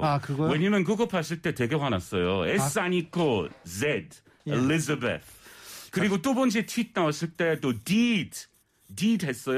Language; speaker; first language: Korean; non-native, learner; English